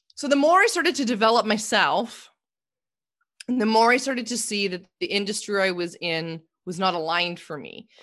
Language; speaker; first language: English; native; English